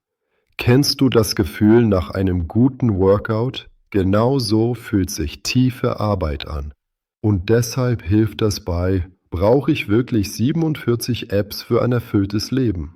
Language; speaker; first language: German; native; German